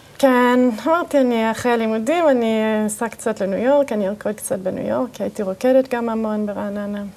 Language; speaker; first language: Hebrew; early bilingual, other home language; English